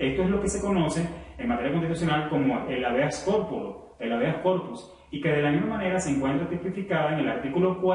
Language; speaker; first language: Spanish; native; Spanish